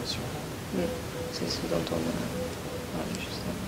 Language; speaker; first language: French; native; French